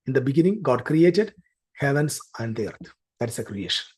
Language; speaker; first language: English; non-native, local second language; Malayalam